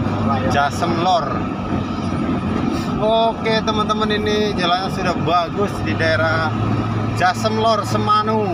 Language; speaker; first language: Indonesian; non-native, local second language; Javanese